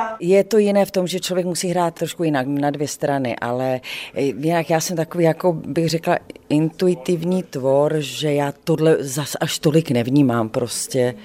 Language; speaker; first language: Czech; native; Czech